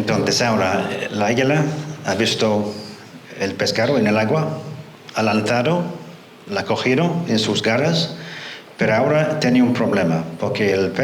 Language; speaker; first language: Spanish; non-native, fluent; English